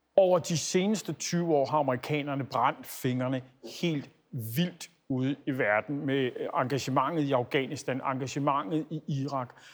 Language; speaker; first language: Danish; native; Danish